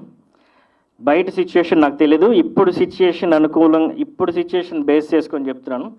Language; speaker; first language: Telugu; native; Telugu